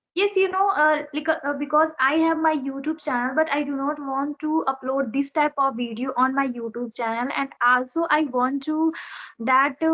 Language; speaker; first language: English; non-native, learner; Odia